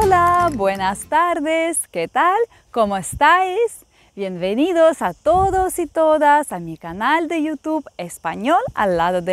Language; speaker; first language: Spanish; non-native, fluent; Ukrainian